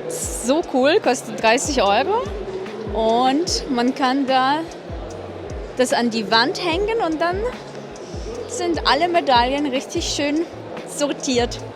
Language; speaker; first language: German; non-native, fluent; Russian